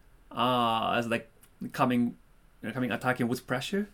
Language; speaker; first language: English; non-native, fluent; Japanese